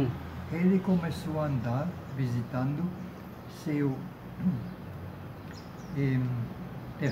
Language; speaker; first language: Portuguese; non-native, fluent; German